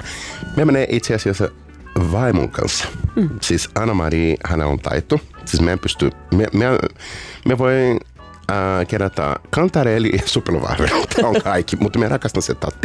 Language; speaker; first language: Finnish; non-native, fluent; Portuguese